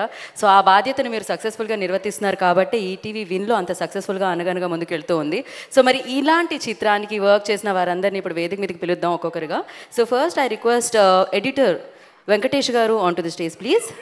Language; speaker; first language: Telugu; native; Telugu